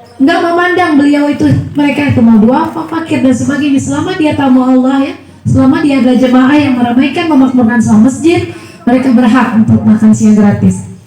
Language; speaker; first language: Indonesian; native; Indonesian